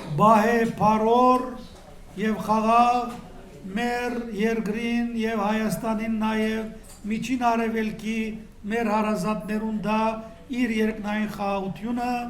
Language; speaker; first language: Armenian; native; Armenian